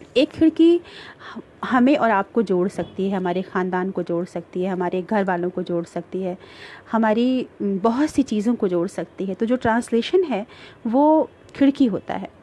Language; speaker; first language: Hindi; native; Hindi